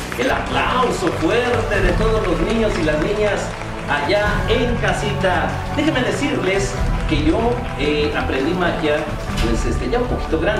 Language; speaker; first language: Spanish; native; Spanish